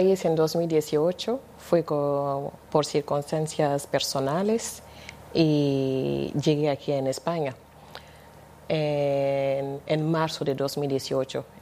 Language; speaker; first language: Spanish; non-native, fluent; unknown